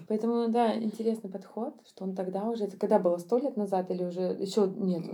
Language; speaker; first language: Russian; early bilingual, heritage; Russian